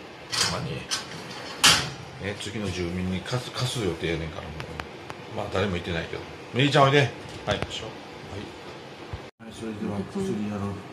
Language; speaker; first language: Japanese; native; Japanese